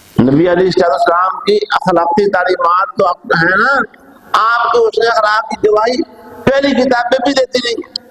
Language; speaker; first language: Urdu; non-native, local second language; Punjabi